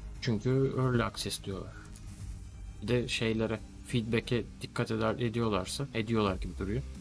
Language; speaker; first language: Turkish; native; Turkish